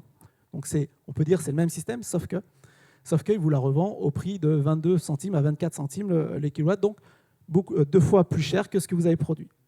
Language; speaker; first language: French; native; French